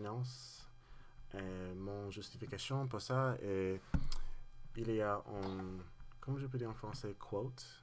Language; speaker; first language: French; non-native, learner; English